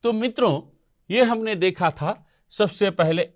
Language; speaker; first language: Hindi; non-native, local second language; Telugu